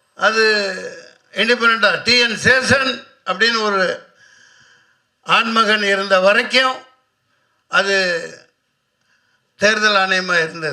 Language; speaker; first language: Tamil; native; Tamil